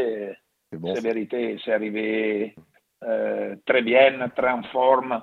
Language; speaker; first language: French; non-native, learner; Italian